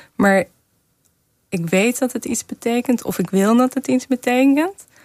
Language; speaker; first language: Dutch; non-native, fluent; Kazakh